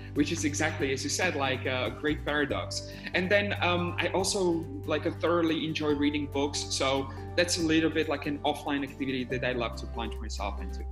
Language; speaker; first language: English; non-native, fluent; Slovak